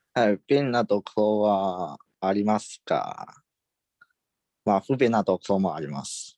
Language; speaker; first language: Japanese; non-native, learner; Chinese